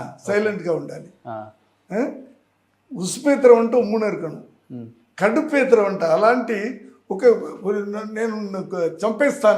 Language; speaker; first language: Telugu; non-native, learner; Tamil